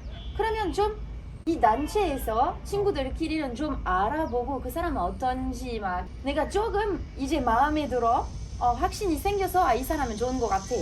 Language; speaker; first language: Korean; non-native, fluent; French